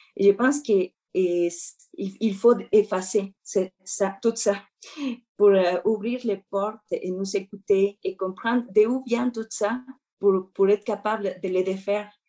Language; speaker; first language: French; non-native, fluent; Spanish